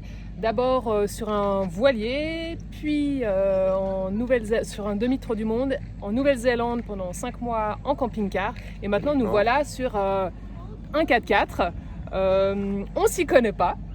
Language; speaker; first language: French; native; French